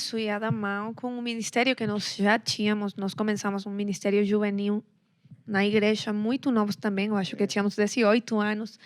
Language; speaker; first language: Portuguese; non-native, fluent; Spanish